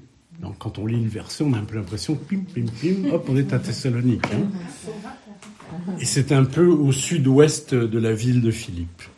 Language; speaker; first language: French; native; French